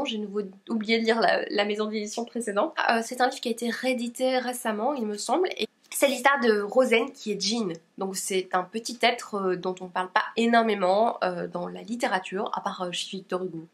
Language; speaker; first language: French; native; French